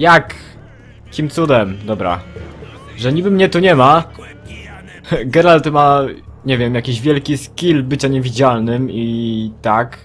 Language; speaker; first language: Polish; native; Polish